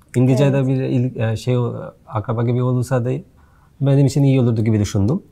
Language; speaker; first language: Turkish; non-native, fluent; Bangla